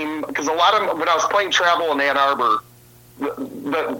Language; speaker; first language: English; native; English